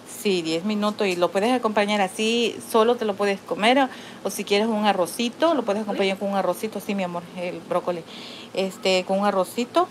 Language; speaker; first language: Spanish; native; Spanish